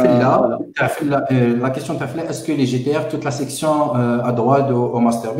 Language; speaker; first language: French; non-native, local second language; Arabic